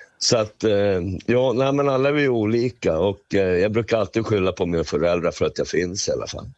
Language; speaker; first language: Swedish; native; Swedish